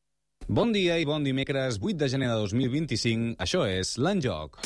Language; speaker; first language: Catalan; native; Catalan